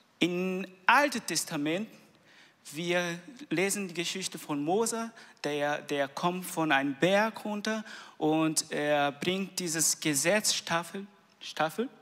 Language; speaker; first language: German; non-native, learner; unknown